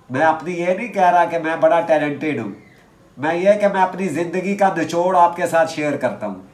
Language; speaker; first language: Urdu; native; Urdu